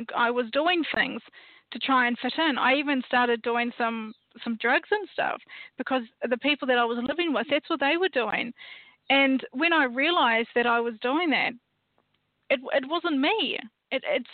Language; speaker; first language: English; native; English